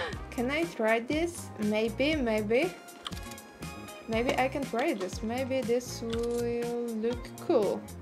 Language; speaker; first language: English; non-native, fluent; Polish